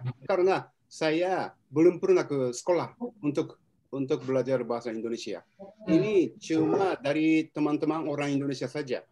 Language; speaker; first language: Indonesian; non-native, fluent; Japanese